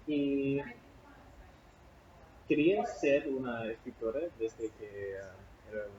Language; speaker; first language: Spanish; non-native, learner; English